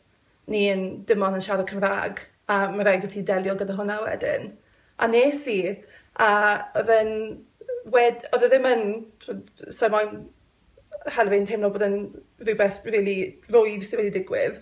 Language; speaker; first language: Welsh; non-native, local second language; English